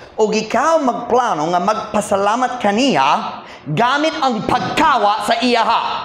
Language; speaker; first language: Cebuano; non-native, fluent; English